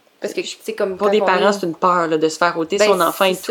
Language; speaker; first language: French; native; French